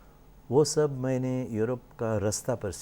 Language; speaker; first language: Hindi; non-native, local second language; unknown